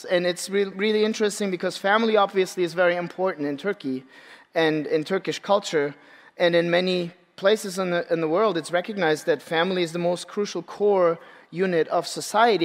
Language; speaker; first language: English; non-native, fluent; Turkish